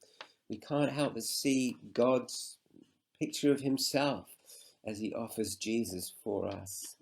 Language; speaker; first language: English; native; English